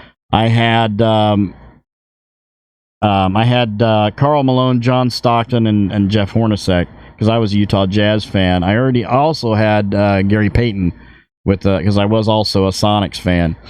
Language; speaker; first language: English; native; English